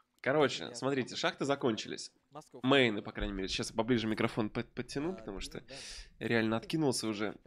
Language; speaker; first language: Russian; native; Russian